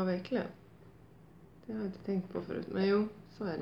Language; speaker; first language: Swedish; native; Swedish